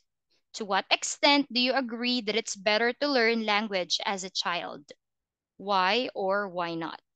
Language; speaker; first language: English; non-native, fluent; Filipino